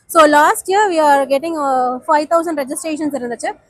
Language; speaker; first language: English; non-native, local second language; Tamil